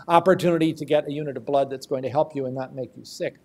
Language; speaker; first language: English; native; English